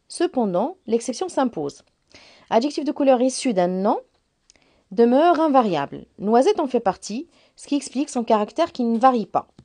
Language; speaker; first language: French; non-native, local second language; Arabic